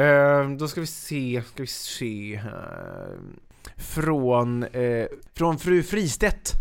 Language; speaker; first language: Swedish; native; Swedish